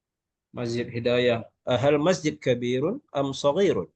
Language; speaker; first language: Arabic; non-native, fluent; Malay